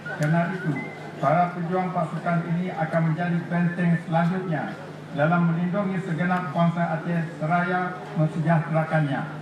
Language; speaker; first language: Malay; non-native, local second language; Achinese